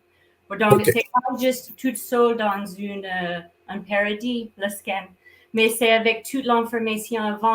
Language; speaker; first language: French; non-native, fluent; English